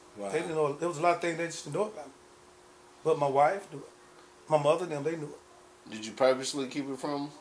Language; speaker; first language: English; native; English